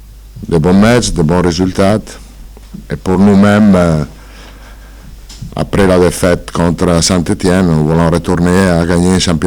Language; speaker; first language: French; non-native, fluent; Italian